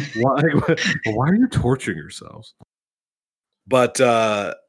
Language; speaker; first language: English; native; English